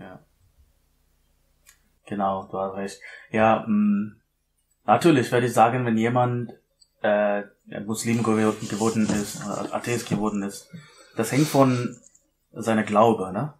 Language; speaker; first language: German; non-native, learner; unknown